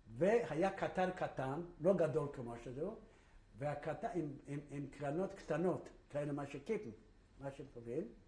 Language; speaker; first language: Hebrew; non-native, fluent; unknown